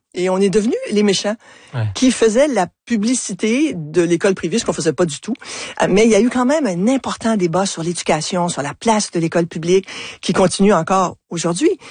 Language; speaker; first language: French; native; French